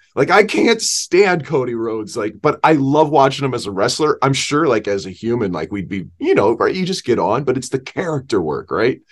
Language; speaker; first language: English; native; English